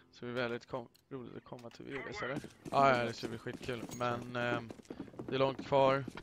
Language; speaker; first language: Swedish; native; Swedish